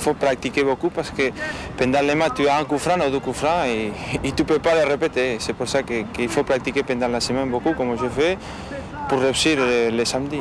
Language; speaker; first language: French; non-native, fluent; Spanish